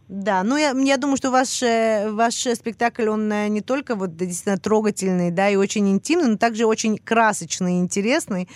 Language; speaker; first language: Russian; early bilingual, heritage; Russian